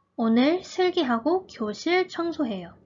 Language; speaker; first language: Korean; early bilingual, heritage; Korean